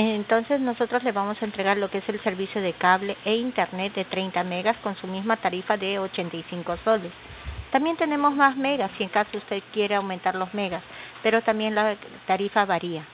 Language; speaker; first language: Spanish; native; Spanish